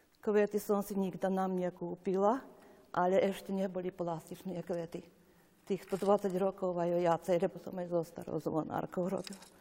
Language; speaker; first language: Slovak; native; Slovak